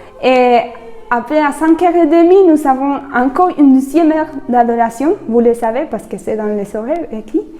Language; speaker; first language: French; non-native, fluent; Spanish